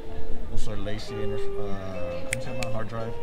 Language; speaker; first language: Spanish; early bilingual, heritage; Spanish